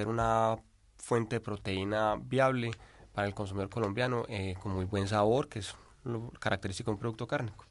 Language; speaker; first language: Spanish; native; Spanish